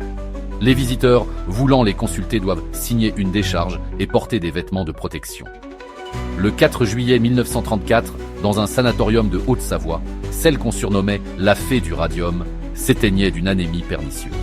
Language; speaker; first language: French; native; French